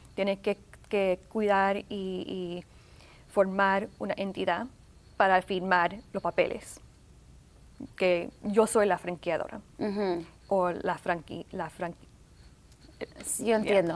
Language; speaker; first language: Spanish; early bilingual, heritage; Spanish